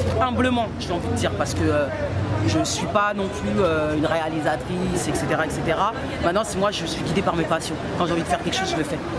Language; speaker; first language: French; early bilingual, other home language; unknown